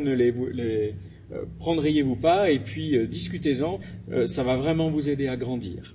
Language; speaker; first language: French; native; French